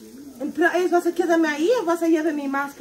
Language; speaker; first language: Spanish; non-native, learner; English